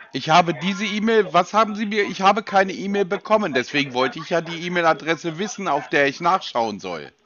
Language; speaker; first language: German; native; German